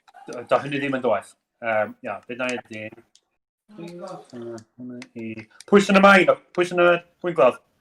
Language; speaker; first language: Welsh; native; Welsh